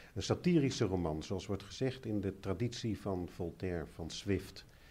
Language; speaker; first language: Dutch; native; Dutch